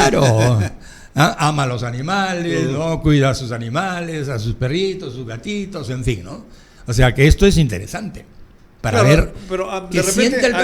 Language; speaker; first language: Spanish; native; Spanish